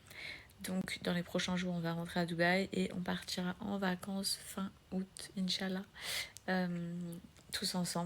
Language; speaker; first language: French; native; French